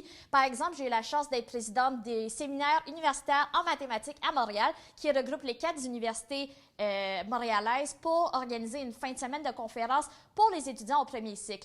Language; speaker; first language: French; native; French